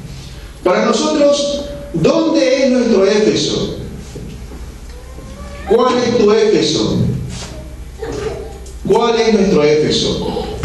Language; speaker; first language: Spanish; non-native, fluent; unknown